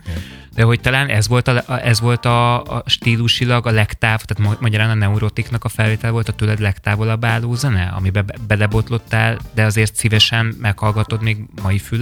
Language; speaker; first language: Hungarian; native; Hungarian